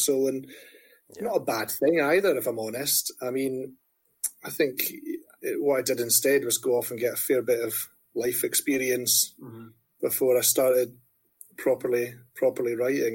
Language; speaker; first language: English; native; English